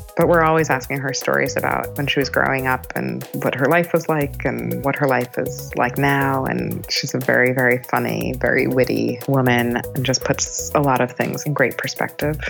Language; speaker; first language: English; native; English